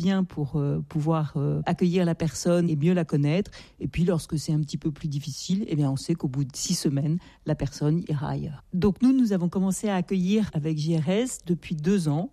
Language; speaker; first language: French; native; French